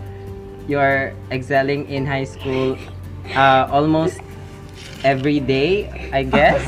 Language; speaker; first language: English; non-native, local second language; Cebuano